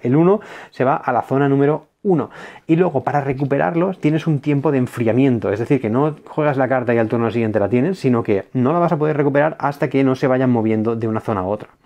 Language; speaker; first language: Spanish; native; Spanish